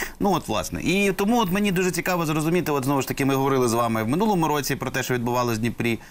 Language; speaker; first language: Ukrainian; non-native, local second language; Russian